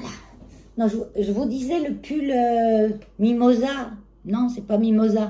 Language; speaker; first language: French; native; French